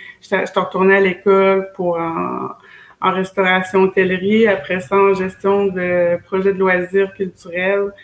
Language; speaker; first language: French; native; French